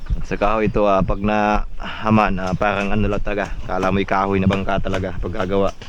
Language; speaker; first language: Filipino; non-native, local second language; Bikol